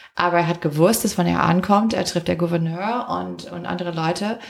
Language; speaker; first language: German; non-native, fluent; English